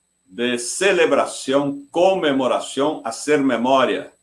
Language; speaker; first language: Spanish; non-native, fluent; Portuguese